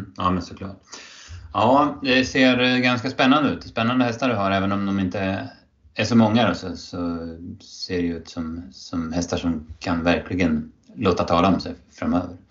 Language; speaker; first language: Swedish; native; Swedish